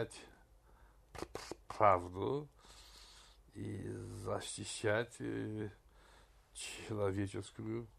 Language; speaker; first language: Russian; non-native, fluent; Polish